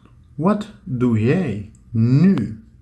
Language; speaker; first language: Dutch; non-native, learner; Turkish